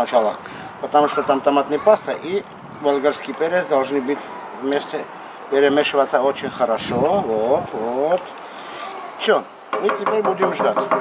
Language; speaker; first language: Russian; non-native, fluent; Armenian